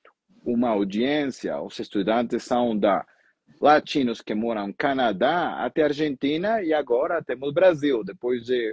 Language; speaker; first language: Portuguese; non-native, fluent; Spanish